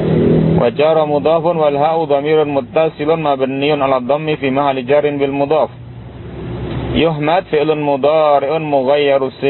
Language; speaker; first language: Arabic; non-native, fluent; Indonesian